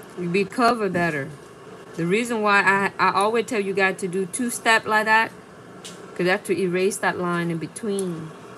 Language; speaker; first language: English; non-native, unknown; Vietnamese